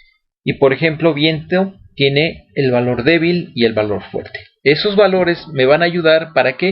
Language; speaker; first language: Spanish; native; Spanish